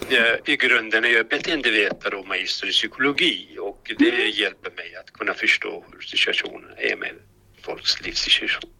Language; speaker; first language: Swedish; non-native, fluent; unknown